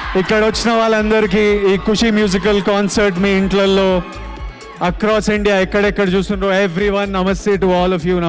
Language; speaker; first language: Telugu; native; Telugu